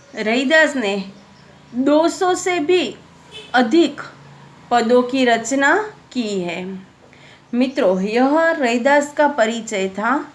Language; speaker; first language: Hindi; non-native, local second language; Gujarati